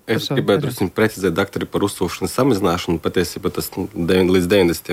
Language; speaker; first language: Latvian; non-native, local second language; Russian